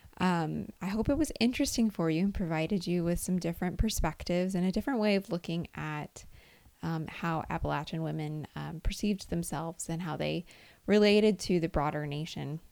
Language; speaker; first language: English; native; English